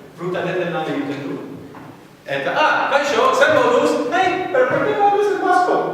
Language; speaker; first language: Basque; non-native, fluent; Irish